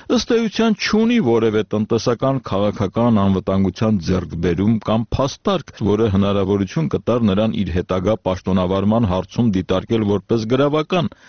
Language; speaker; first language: Armenian; native; Armenian